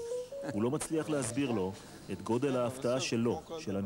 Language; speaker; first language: Hebrew; native; Hebrew